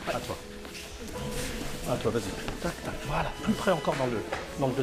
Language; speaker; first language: French; native; French